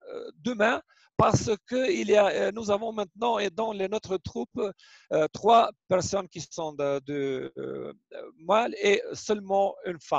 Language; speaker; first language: French; non-native, learner; Albanian